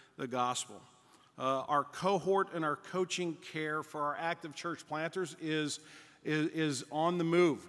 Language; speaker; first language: English; native; English